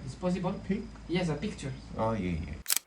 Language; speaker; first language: English; non-native, learner; Malagasy